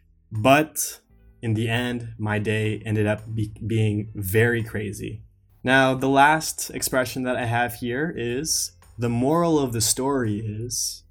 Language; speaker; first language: English; native; English